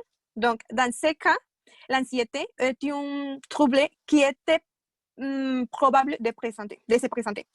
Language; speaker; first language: French; non-native, fluent; Spanish